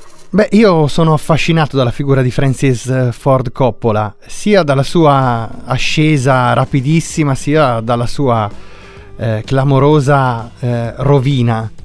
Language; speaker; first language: Italian; native; Italian